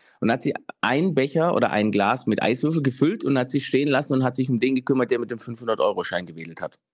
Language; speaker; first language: German; early bilingual, other home language; Italian